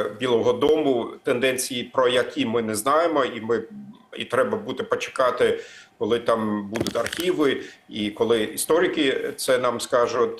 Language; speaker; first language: Ukrainian; non-native, fluent; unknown